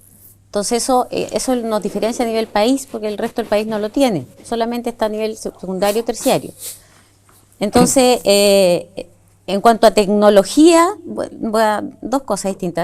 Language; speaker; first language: Spanish; native; Spanish